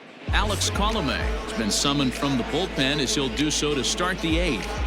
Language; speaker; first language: English; native; English